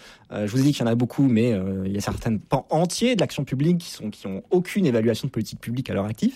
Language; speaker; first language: French; native; French